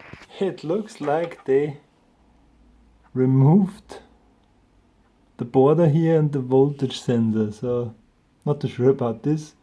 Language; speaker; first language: English; non-native, fluent; German